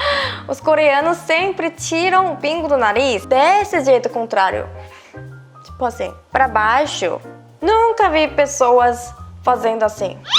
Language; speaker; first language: Portuguese; non-native, fluent; Korean